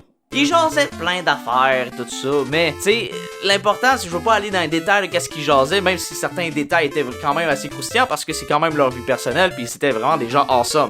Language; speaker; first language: French; native; French